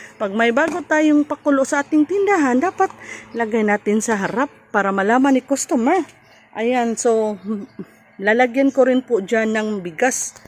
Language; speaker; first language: Filipino; non-native, local second language; Cebuano